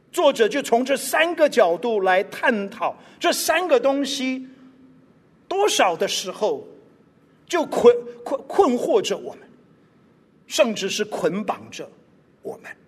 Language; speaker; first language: Chinese; non-native, local second language; English